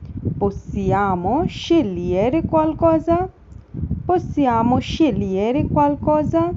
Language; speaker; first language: Italian; non-native, fluent; Bangla